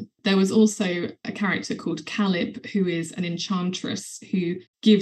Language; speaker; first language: English; native; English